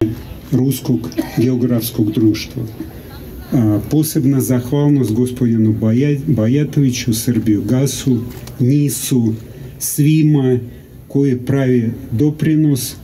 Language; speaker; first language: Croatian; non-native, fluent; Russian